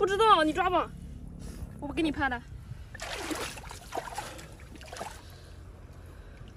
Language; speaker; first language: Chinese; native; Chinese